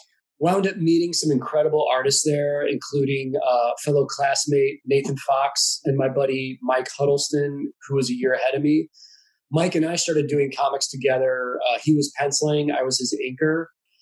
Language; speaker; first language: English; native; English